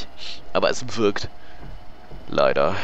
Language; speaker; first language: German; native; German